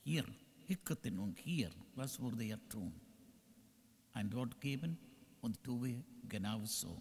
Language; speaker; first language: German; non-native, learner; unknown